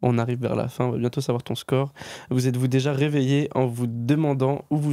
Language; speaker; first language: French; native; French